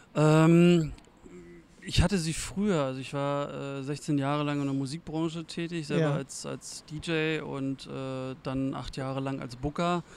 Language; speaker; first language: German; native; German